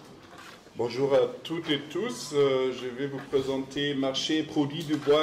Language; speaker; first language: French; non-native, fluent; German